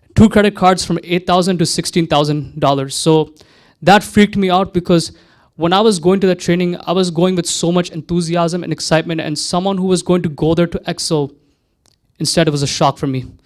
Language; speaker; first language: English; early bilingual, other home language; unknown